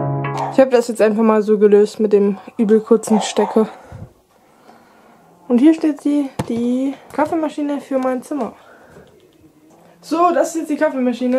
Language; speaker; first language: German; native; German